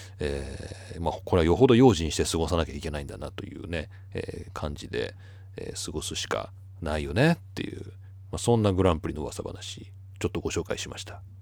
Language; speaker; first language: Japanese; native; Japanese